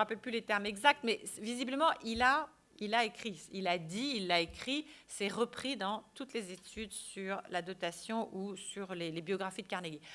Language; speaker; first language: French; native; French